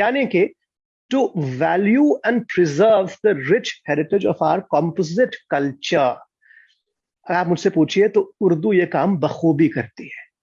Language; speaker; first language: Urdu; native; Urdu